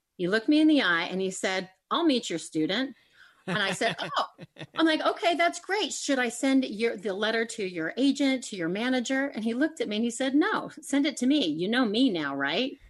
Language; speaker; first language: English; native; English